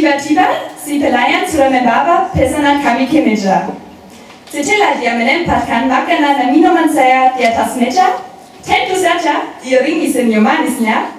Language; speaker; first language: Indonesian; non-native, learner; German